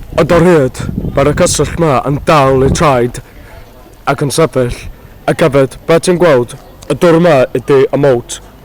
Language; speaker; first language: Welsh; non-native, learner; English